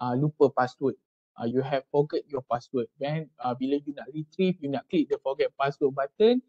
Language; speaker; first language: English; non-native, local second language; Malay